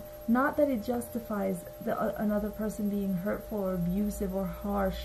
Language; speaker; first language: English; native; English